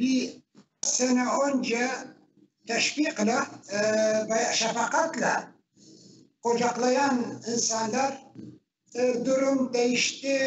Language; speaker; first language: Turkish; non-native, fluent; Arabic